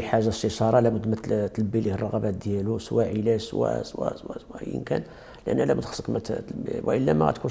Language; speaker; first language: Arabic; native; Arabic